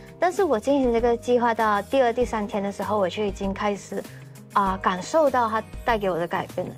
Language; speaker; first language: Chinese; native; Chinese